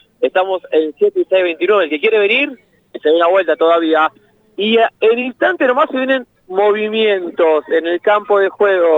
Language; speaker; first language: Spanish; native; Spanish